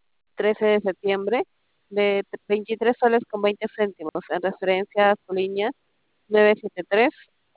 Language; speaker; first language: Spanish; native; Spanish